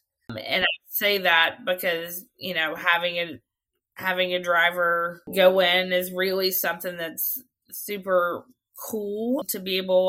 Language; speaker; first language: English; native; English